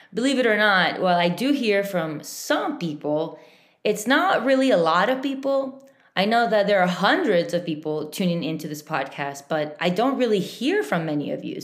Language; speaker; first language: English; non-native, fluent; Spanish